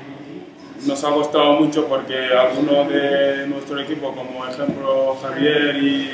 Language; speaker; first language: Spanish; non-native, fluent; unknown